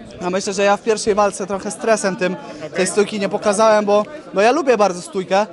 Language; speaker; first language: Polish; native; Polish